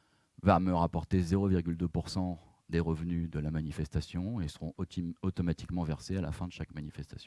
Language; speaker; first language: French; native; French